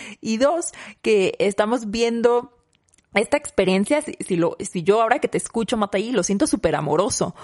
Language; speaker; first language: Spanish; native; Spanish